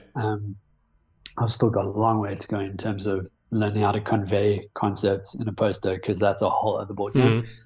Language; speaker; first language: English; native; English